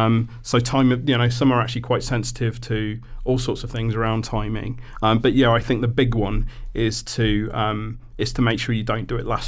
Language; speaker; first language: English; native; English